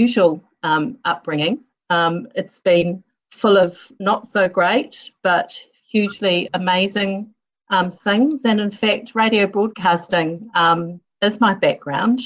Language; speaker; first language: English; native; English